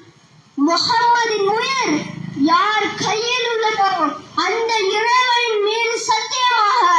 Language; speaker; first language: Tamil; native; Tamil